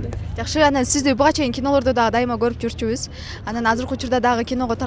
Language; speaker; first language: Kyrgyz; native; Kyrgyz